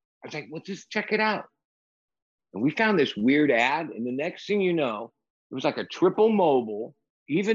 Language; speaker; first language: English; native; English